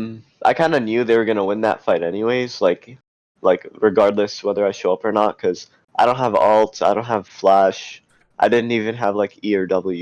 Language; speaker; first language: English; native; English